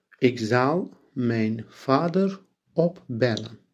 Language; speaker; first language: Dutch; non-native, fluent; Turkish